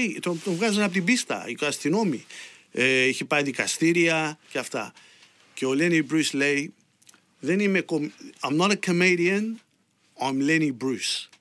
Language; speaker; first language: Greek; early bilingual, heritage; Greek